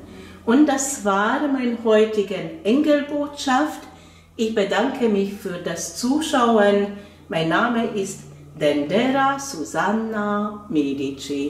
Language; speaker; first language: German; non-native, fluent; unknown